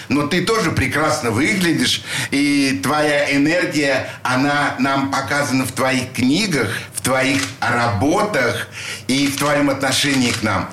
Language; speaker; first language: Russian; native; Russian